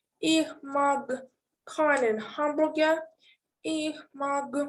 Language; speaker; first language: German; non-native, fluent; Ukrainian